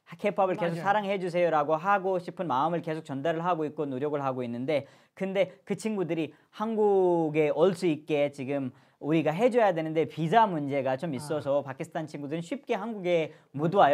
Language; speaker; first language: Korean; non-native, fluent; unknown